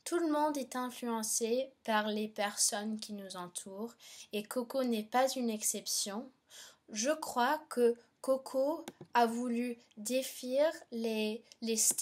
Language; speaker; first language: French; non-native, learner; English